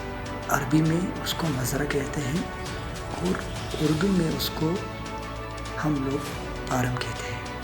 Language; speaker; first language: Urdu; non-native, local second language; Pashto